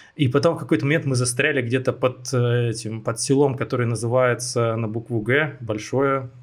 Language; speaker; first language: Russian; native; Russian